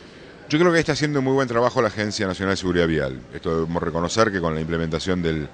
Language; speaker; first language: Spanish; native; Spanish